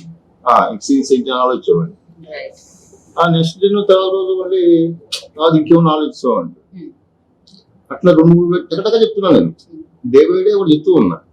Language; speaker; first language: Telugu; native; Telugu